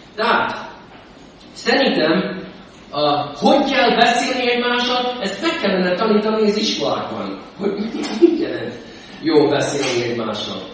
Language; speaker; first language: Hungarian; non-native, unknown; English